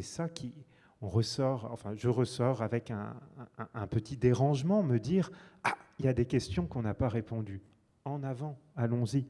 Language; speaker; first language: French; native; French